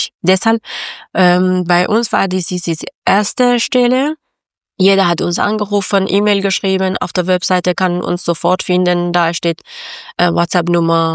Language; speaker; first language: German; non-native, learner; Persian